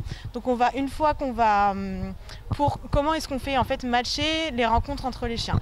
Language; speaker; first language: French; native; French